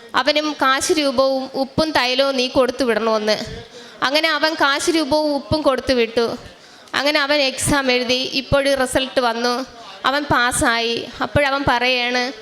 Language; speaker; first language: Malayalam; native; Malayalam